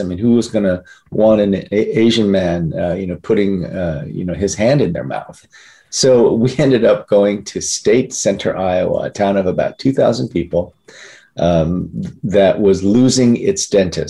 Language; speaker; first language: English; early bilingual, other home language; Korean